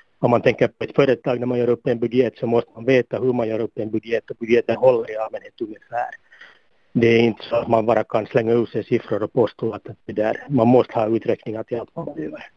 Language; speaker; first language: Swedish; native; Swedish